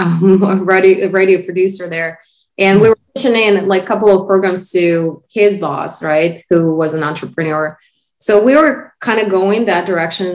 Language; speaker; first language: English; non-native, fluent; Russian